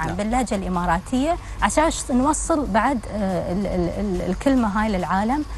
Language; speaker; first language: Arabic; native; Arabic